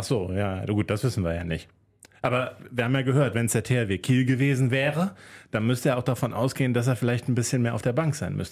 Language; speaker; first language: German; native; German